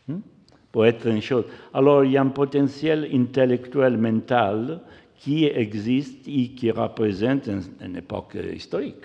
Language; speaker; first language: French; non-native, fluent; Italian